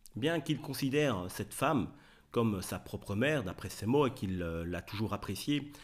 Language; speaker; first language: French; native; French